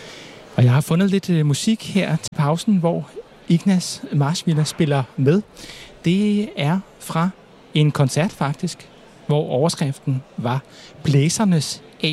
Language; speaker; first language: Danish; native; Danish